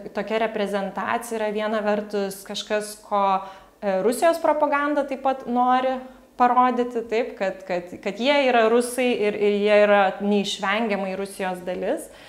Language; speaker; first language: Lithuanian; native; Lithuanian